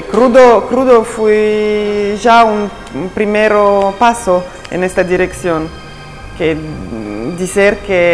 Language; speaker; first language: Spanish; non-native, fluent; Italian